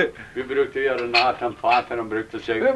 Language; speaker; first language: Norwegian; early bilingual, heritage; Norwegian